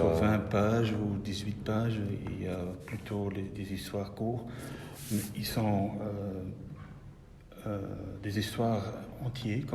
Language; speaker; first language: French; non-native, local second language; Dutch